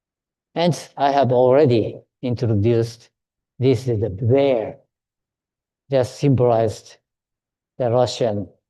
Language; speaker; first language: English; non-native, fluent; Japanese